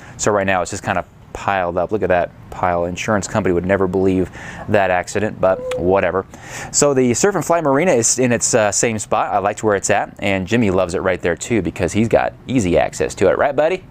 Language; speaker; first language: English; native; English